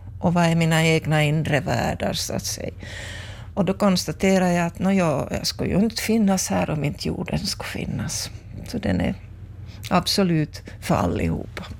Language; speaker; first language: Swedish; native; Swedish